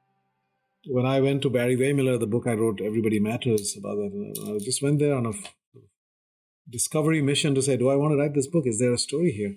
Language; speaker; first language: English; non-native, local second language; Hindi